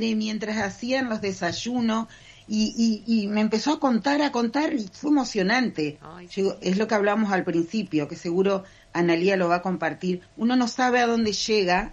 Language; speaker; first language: Spanish; native; Spanish